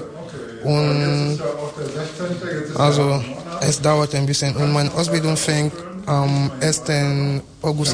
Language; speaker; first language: German; non-native, learner; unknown